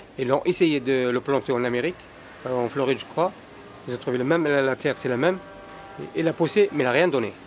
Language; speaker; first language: French; non-native, local second language; Berber languages